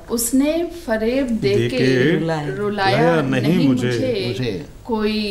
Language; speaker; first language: Hindi; native; Hindi